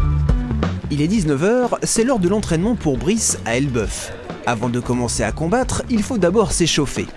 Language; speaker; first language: French; native; French